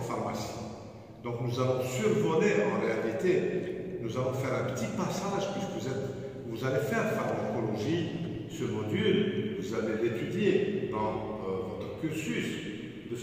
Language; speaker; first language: French; non-native, local second language; Arabic